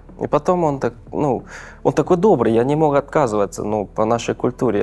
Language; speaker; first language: Russian; non-native, fluent; Korean